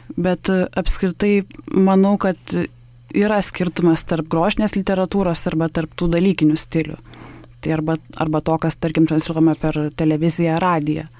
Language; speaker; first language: Lithuanian; native; Lithuanian